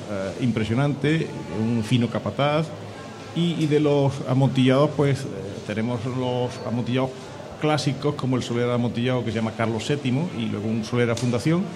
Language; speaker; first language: Spanish; native; Spanish